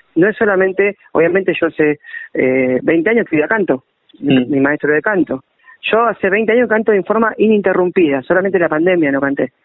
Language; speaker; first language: Spanish; native; Spanish